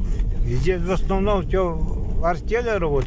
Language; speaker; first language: Russian; non-native, local second language; Yakut